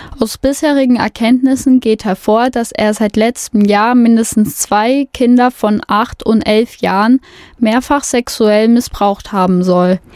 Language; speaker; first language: German; native; German